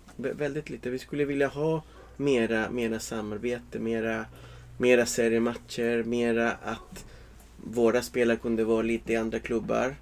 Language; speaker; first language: Swedish; non-native, fluent; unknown